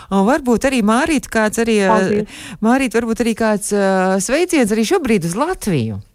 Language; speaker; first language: Latvian; native; Latvian